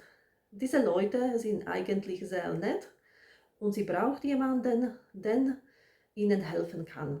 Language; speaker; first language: German; non-native, fluent; Slovak